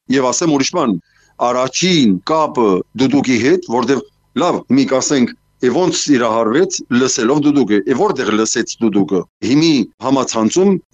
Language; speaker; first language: Armenian; early bilingual, heritage; Armenian